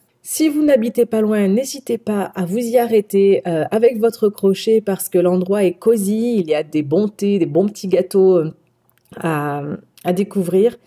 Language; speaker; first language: French; native; French